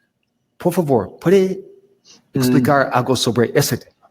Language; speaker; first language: Spanish; non-native, learner; English